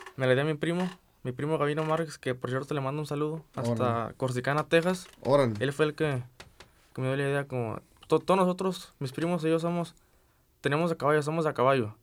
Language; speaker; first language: Spanish; early bilingual, heritage; Spanish